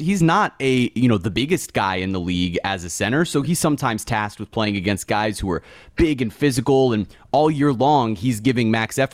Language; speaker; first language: English; native; English